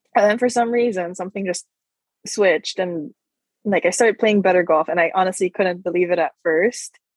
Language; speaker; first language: English; non-native, local second language; Filipino